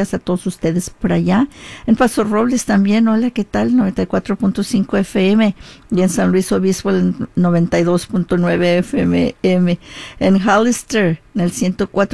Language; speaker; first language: Spanish; early bilingual, heritage; Spanish